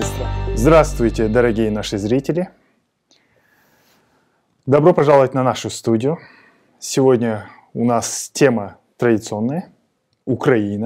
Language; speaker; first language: Russian; non-native, fluent; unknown